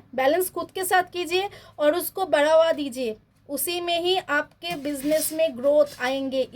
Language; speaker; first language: Hindi; non-native, local second language; Bangla